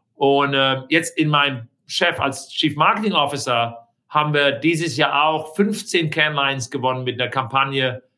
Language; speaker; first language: German; native; German